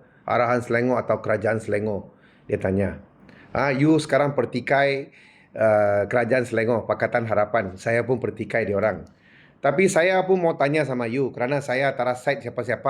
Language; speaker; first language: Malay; non-native, local second language; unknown